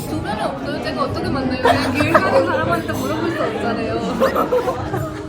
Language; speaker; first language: Korean; non-native, fluent; Hindi